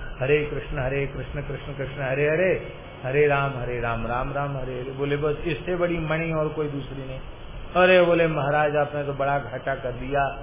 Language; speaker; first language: Hindi; native; Hindi